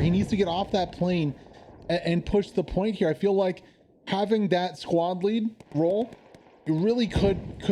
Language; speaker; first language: English; native; English